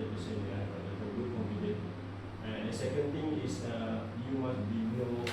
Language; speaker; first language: English; non-native, learner; Malay